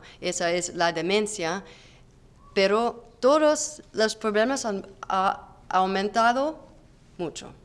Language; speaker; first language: Spanish; non-native, learner; English